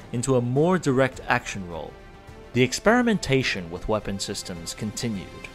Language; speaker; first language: English; non-native, local second language; Cantonese